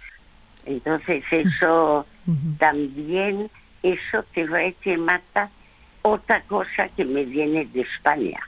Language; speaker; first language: Spanish; early bilingual, other home language; French